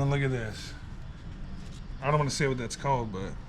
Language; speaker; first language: English; native; English